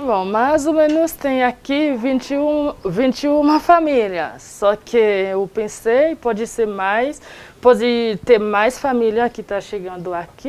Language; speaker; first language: Portuguese; non-native, learner; Haitian Creole